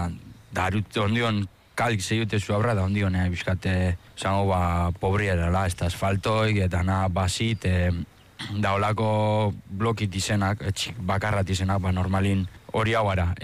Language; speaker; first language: Basque; native; Basque